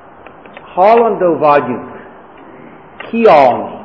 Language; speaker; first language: Hungarian; non-native, fluent; English